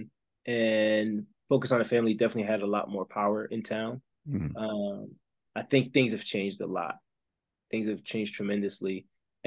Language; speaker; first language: English; early bilingual, other home language; French